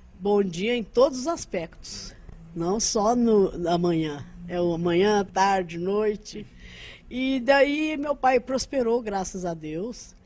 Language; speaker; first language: Portuguese; early bilingual, other home language; Arabic